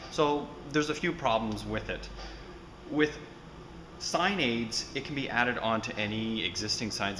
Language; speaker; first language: English; native; English